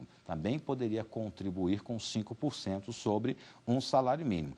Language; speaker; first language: Portuguese; native; Portuguese